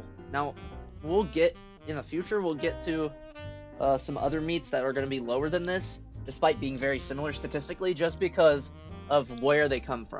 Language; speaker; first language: English; native; English